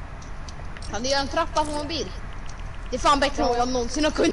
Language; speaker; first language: Swedish; native; Swedish